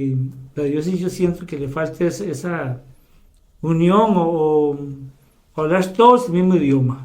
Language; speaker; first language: Spanish; native; Spanish